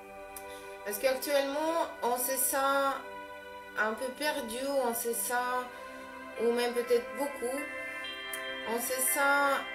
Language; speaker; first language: French; non-native, fluent; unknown